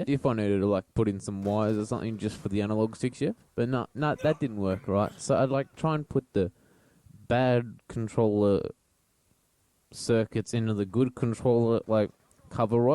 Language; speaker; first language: English; native; English